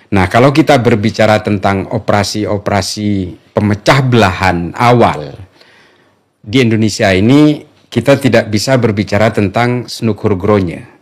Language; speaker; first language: Indonesian; non-native, local second language; Madurese